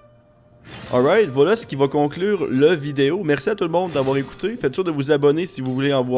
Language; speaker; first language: French; native; French